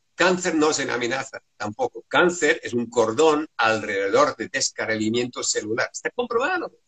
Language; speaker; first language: Spanish; non-native, fluent; Dutch